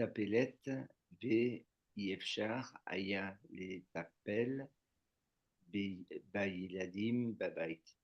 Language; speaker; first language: Hebrew; non-native, learner; French